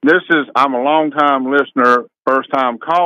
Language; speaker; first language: English; native; English